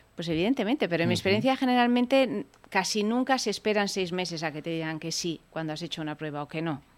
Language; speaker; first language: Spanish; early bilingual, other home language; Italian